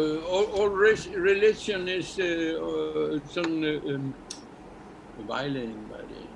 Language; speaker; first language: English; non-native, learner; Icelandic